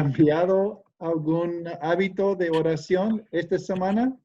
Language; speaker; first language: Spanish; non-native, fluent; English